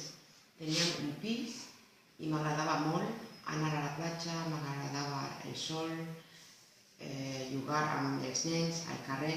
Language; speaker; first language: Catalan; non-native, learner; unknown